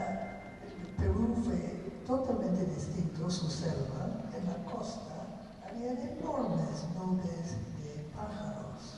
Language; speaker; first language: Spanish; non-native, fluent; English